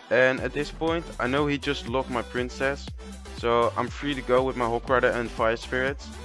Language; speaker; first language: English; non-native, fluent; Dutch